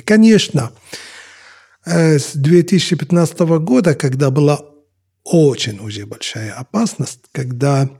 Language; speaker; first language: Russian; non-native, fluent; Arabic